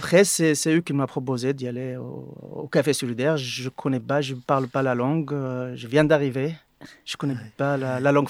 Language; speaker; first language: French; non-native, learner; Arabic